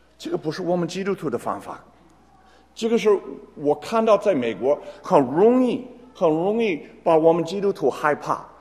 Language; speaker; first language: Chinese; non-native, fluent; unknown